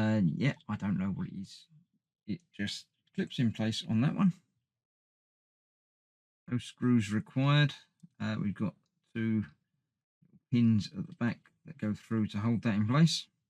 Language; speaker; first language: English; native; English